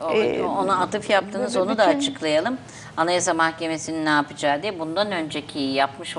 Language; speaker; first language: Turkish; native; Turkish